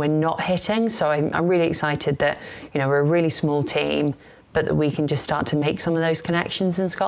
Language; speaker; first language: English; native; English